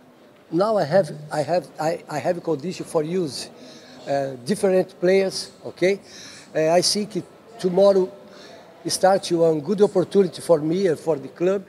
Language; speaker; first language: English; non-native, learner; Portuguese